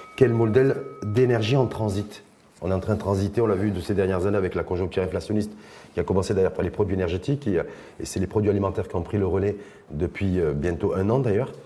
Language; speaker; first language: French; non-native, local second language; Arabic